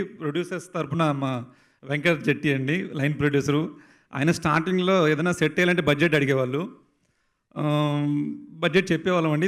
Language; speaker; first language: Telugu; native; Telugu